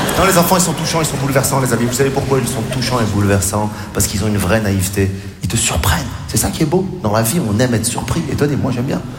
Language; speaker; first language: French; native; French